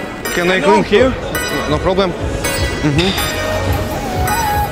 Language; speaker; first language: English; non-native, learner; Russian